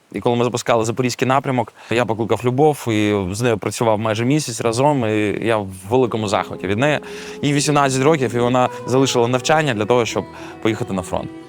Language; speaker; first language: Ukrainian; native; Ukrainian